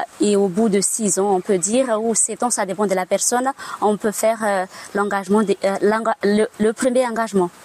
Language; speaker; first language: French; non-native, local second language; Malagasy